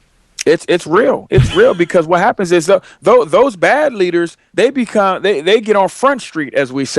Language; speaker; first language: English; native; English